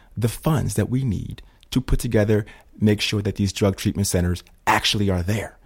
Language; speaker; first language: English; native; English